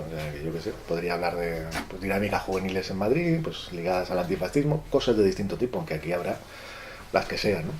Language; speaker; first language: Spanish; native; Spanish